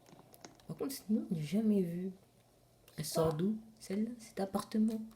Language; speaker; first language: French; native; French